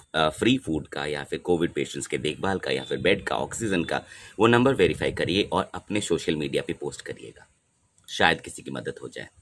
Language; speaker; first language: Hindi; non-native, local second language; Odia